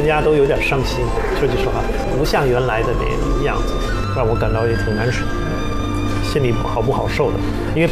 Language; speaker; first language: Chinese; early bilingual, other home language; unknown